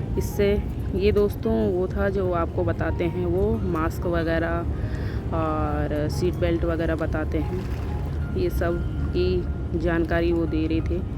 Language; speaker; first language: Hindi; native; Hindi